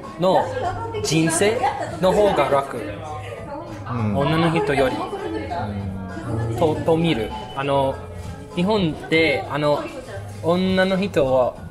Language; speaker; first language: Japanese; non-native, learner; English